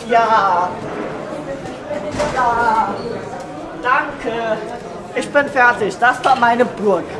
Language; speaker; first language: German; native; German